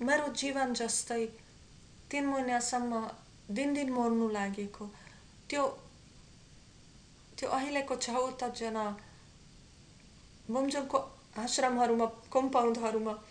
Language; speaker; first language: Nepali; non-native, learner; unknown